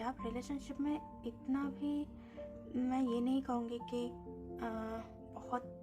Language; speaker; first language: Hindi; native; Hindi